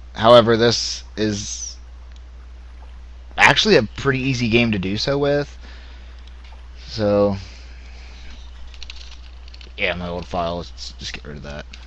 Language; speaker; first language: English; native; English